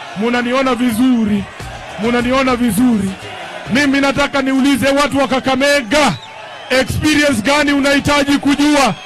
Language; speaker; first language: Swahili; non-native, local second language; Luyia